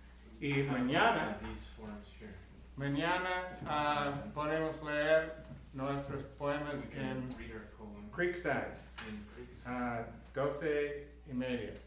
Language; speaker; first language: Spanish; non-native, learner; English